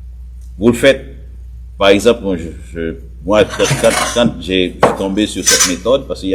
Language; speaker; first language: French; native; French